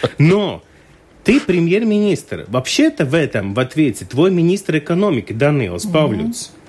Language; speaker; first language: Russian; non-native, local second language; Latvian